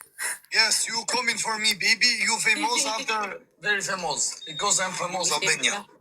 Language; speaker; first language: English; non-native, learner; Albanian